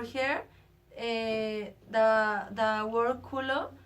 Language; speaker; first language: English; non-native, learner; Spanish